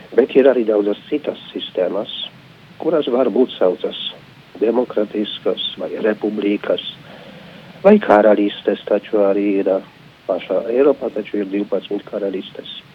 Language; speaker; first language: Latvian; non-native, fluent; Polish